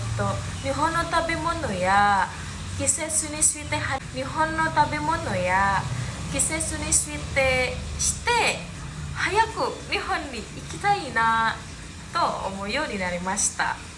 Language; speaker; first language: Japanese; non-native, learner; Indonesian